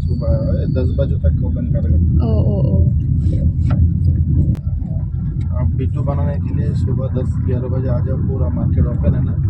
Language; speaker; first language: Hindi; non-native, learner; Bangla